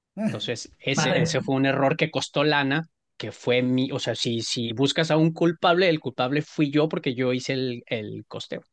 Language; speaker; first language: Spanish; native; Spanish